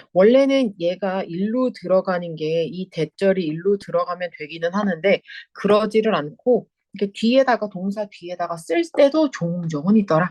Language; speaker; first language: Korean; native; Korean